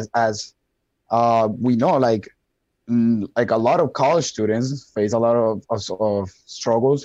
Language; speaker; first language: English; non-native, fluent; Spanish